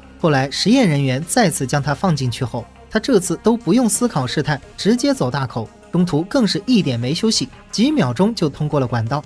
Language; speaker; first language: Chinese; native; Chinese